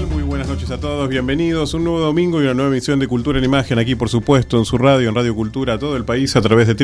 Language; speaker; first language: Spanish; native; Spanish